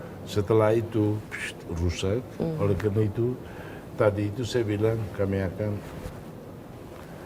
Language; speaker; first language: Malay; non-native, fluent; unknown